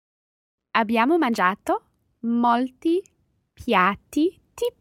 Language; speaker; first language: Italian; non-native, learner; English